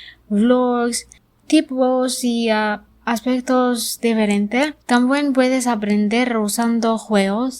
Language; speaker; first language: Spanish; non-native, learner; Arabic